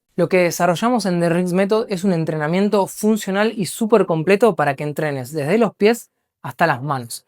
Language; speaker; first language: Spanish; native; Spanish